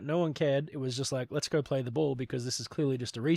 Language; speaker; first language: English; native; English